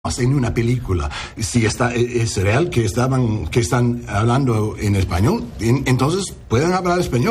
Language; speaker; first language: Spanish; non-native, learner; English